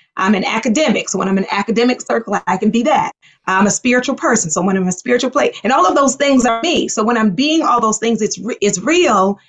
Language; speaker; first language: English; native; English